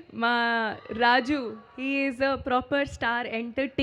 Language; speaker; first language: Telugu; non-native, learner; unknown